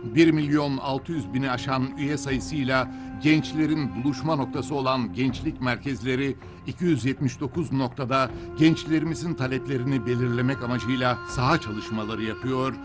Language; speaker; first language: Turkish; native; Turkish